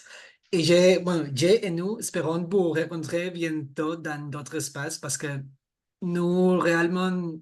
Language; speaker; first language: French; non-native, fluent; Catalan